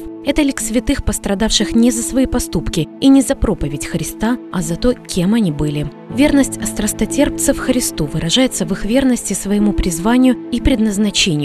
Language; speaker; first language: Russian; native; Russian